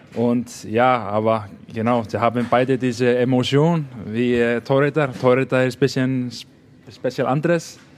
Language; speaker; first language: German; non-native, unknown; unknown